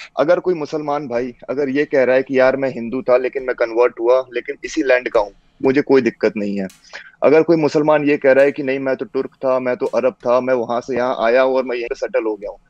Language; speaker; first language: Hindi; native; Hindi